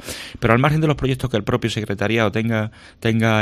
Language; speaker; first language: Spanish; native; Spanish